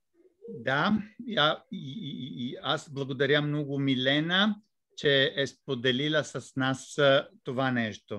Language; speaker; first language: Bulgarian; non-native, fluent; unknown